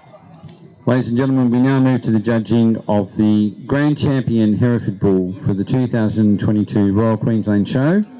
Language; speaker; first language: English; native; English